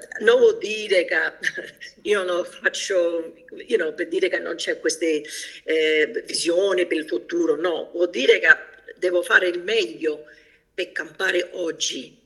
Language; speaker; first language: Italian; early bilingual, heritage; Italian